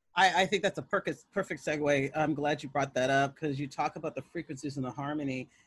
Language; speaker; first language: English; native; English